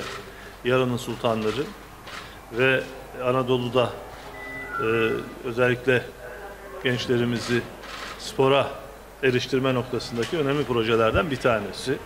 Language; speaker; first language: Turkish; native; Turkish